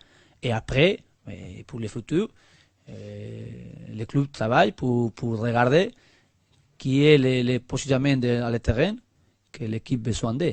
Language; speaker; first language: French; non-native, learner; Spanish